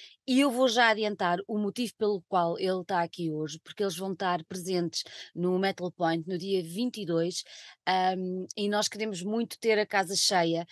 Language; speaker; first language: Portuguese; native; Portuguese